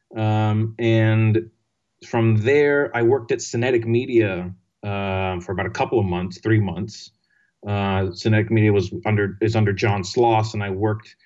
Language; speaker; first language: English; non-native, fluent; Greek